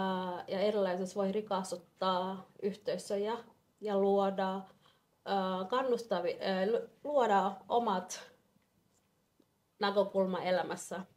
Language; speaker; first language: Finnish; non-native, fluent; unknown